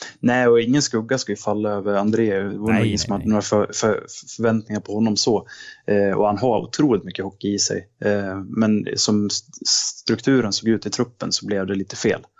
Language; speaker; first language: Swedish; native; Swedish